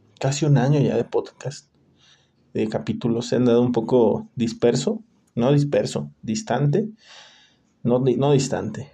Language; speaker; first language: Spanish; native; Spanish